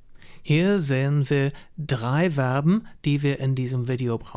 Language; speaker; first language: German; non-native, fluent; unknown